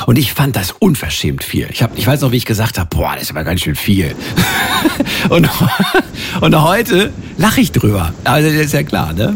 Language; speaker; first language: German; native; German